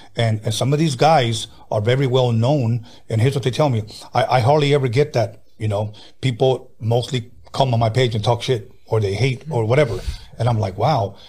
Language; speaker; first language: English; early bilingual, other home language; Spanish